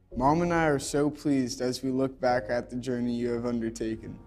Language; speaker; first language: English; native; English